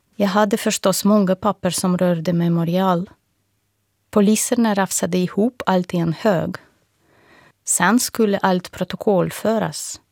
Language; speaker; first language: Swedish; non-native, fluent; Russian